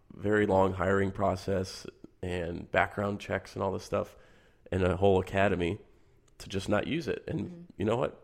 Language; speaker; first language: English; native; English